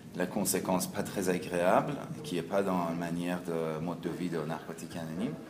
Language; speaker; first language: French; non-native, learner; Persian